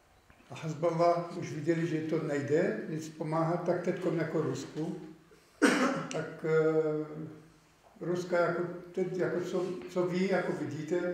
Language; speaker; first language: Czech; non-native, local second language; Arabic